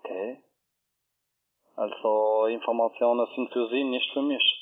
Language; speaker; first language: German; non-native, learner; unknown